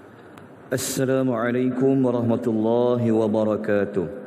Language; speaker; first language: Malay; native; Malay